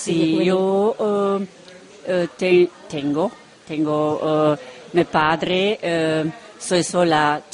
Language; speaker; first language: Spanish; non-native, learner; Romanian